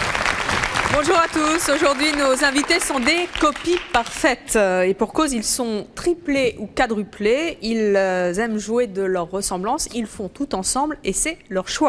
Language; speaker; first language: French; native; French